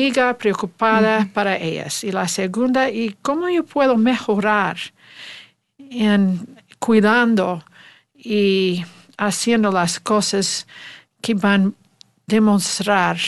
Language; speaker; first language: Spanish; non-native, learner; English